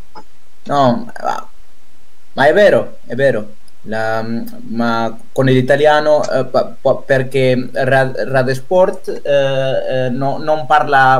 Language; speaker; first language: Italian; non-native, learner; Spanish